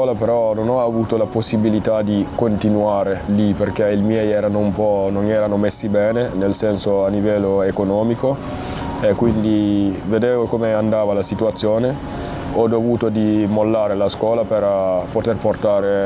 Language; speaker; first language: Italian; non-native, fluent; Fula